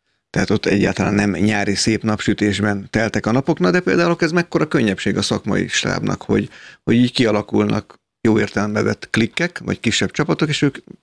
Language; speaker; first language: Hungarian; native; Hungarian